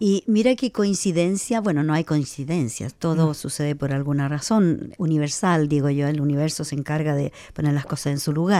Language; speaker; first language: Spanish; native; Spanish